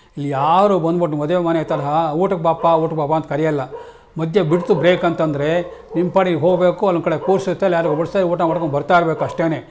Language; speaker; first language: Kannada; native; Kannada